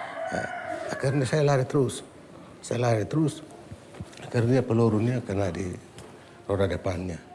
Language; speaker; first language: Indonesian; non-native, local second language; Tetum